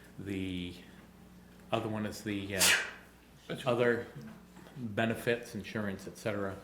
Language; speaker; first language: English; native; English